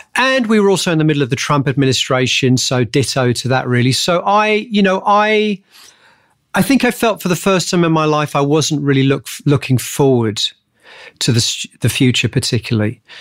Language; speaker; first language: English; native; English